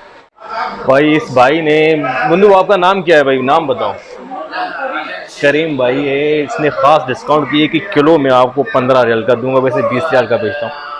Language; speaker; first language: Hindi; native; Hindi